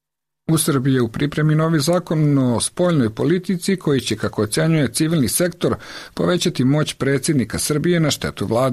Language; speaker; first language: Croatian; native; Croatian